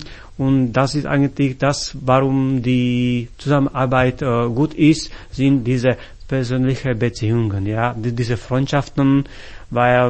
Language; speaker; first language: German; non-native, fluent; Slovak